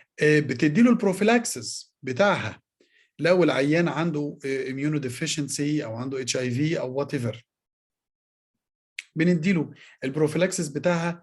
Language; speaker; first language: Arabic; native; Arabic